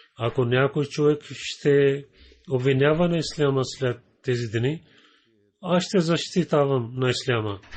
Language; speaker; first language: Bulgarian; non-native, fluent; Urdu